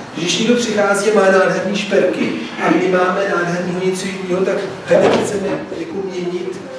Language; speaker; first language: Czech; non-native, fluent; Italian